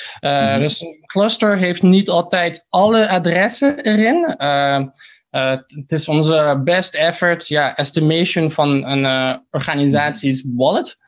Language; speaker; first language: Dutch; early bilingual, heritage; Dutch